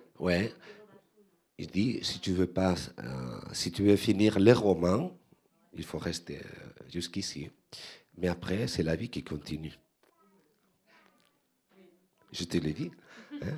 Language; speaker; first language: French; non-native, learner; Spanish